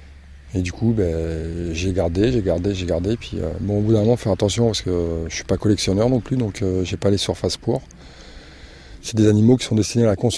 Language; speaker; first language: French; native; French